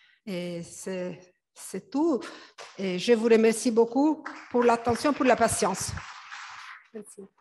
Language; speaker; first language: French; non-native, fluent; Italian